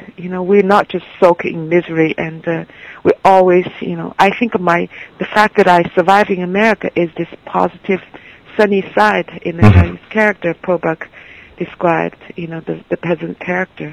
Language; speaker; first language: English; non-native, fluent; Chinese